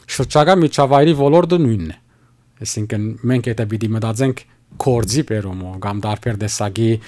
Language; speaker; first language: Armenian; early bilingual, heritage; Armenian